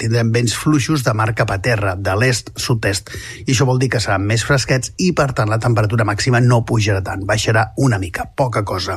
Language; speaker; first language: Catalan; native; Catalan